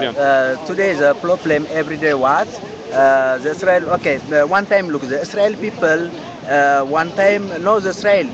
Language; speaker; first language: English; non-native, learner; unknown